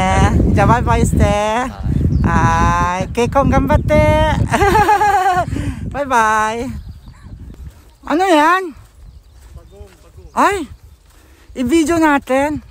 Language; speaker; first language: Japanese; non-native, learner; Filipino